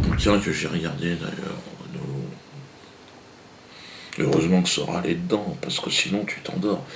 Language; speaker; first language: French; native; French